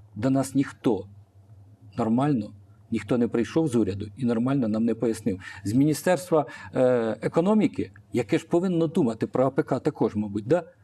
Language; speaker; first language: Ukrainian; non-native, local second language; Russian